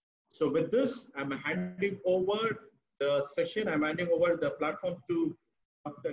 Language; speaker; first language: English; non-native, local second language; Tamil